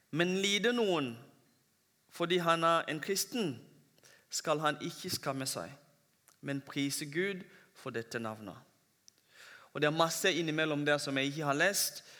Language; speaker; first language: Norwegian; non-native, fluent; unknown